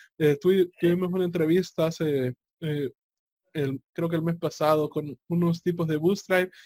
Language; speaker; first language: Spanish; native; Spanish